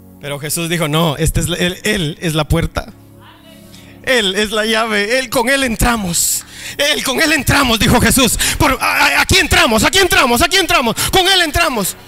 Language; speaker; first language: Spanish; native; Spanish